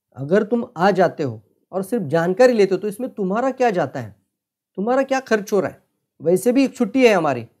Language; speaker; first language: Hindi; non-native, local second language; Marathi